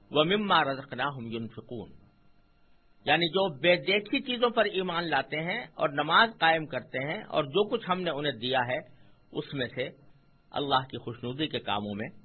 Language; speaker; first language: Urdu; native; Urdu